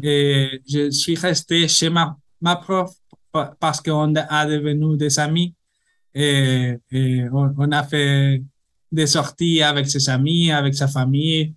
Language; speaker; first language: French; non-native, learner; Spanish